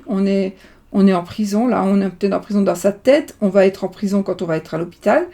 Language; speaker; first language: French; native; French